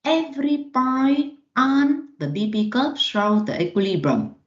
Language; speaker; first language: English; non-native, fluent; Vietnamese